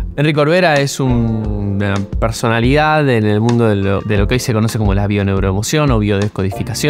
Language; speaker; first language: Spanish; native; Spanish